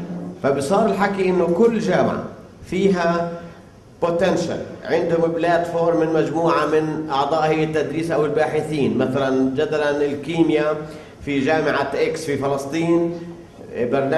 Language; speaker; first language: Arabic; native; Arabic